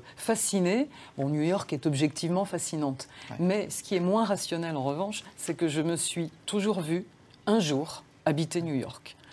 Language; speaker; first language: French; native; French